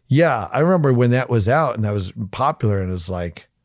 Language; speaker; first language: English; native; English